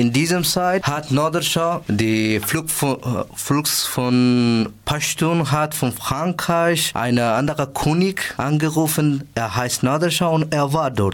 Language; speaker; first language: German; non-native, learner; Persian